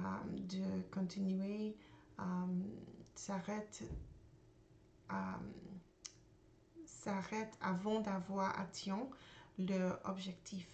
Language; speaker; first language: French; non-native, learner; English